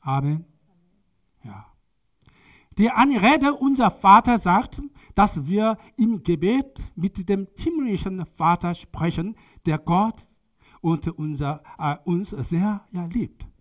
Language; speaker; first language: German; non-native, learner; Korean